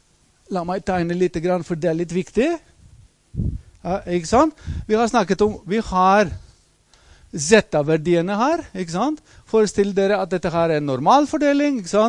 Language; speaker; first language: Norwegian; non-native, fluent; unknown